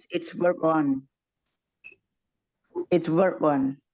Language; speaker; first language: English; non-native, learner; Indonesian